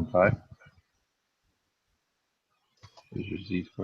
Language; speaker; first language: English; native; English